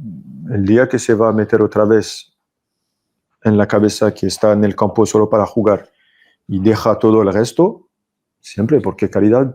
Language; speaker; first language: Spanish; non-native, fluent; French